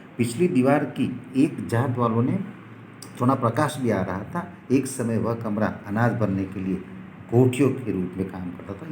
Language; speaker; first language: Hindi; non-native, local second language; Gujarati